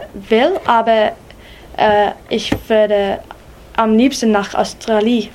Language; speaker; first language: German; non-native, learner; English